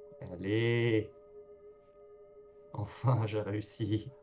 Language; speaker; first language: French; native; French